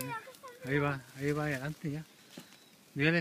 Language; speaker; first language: Spanish; native; Spanish